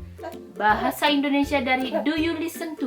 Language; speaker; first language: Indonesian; non-native, local second language; Minangkabau